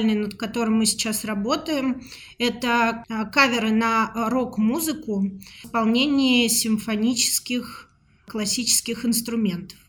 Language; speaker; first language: Russian; native; Russian